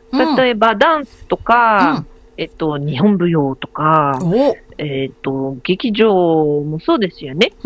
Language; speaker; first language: Japanese; non-native, learner; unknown